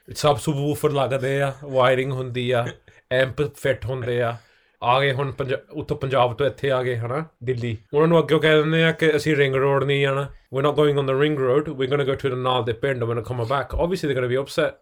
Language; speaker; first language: Punjabi; early bilingual, other home language; English